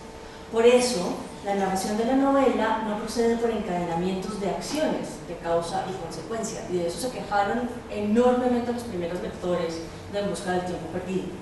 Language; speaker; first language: Spanish; native; Spanish